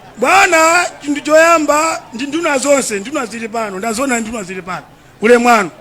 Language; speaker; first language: Nyanja; non-native, local second language; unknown